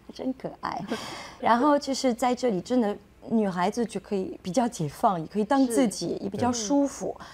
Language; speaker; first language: Chinese; non-native, fluent; French